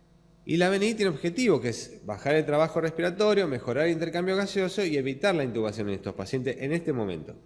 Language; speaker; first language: Spanish; native; Spanish